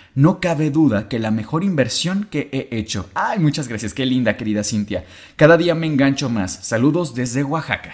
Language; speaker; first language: Spanish; native; Spanish